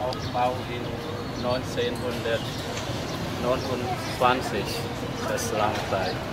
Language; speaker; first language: German; non-native, learner; Khmer